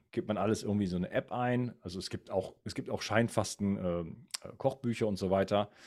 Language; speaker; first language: German; native; German